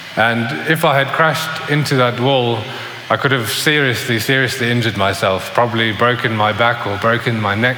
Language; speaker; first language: English; native; English